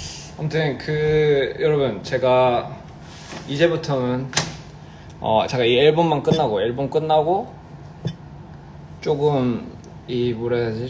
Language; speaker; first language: Korean; early bilingual, heritage; Korean